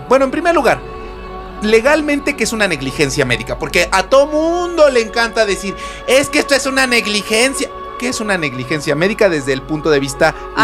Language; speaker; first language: Spanish; native; Spanish